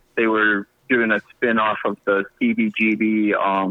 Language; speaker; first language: English; native; English